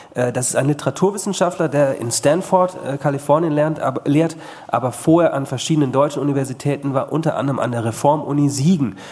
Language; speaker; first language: German; native; German